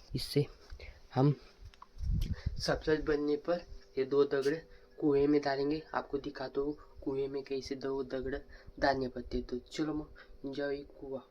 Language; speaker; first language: Hindi; non-native, local second language; Marathi